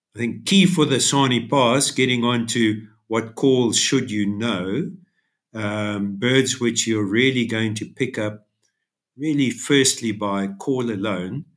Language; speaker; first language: English; native; English